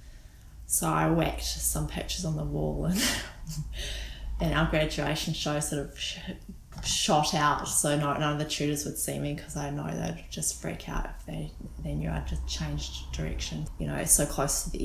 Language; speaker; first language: English; native; English